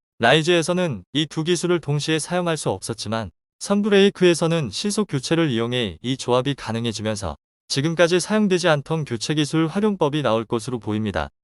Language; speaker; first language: Korean; native; Korean